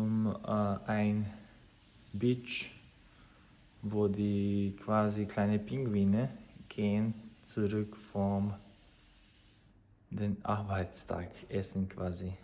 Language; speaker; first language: German; non-native, fluent; Croatian